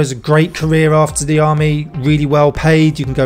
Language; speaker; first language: English; native; English